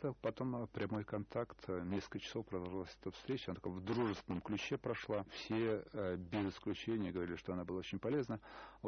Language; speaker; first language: Russian; native; Russian